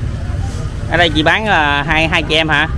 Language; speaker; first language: Vietnamese; native; Vietnamese